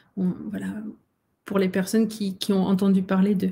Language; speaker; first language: French; native; French